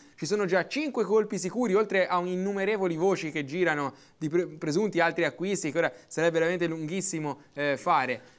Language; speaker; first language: Italian; native; Italian